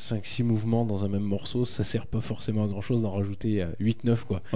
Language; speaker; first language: French; native; French